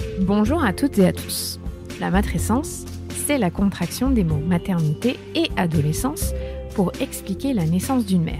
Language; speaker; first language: French; native; French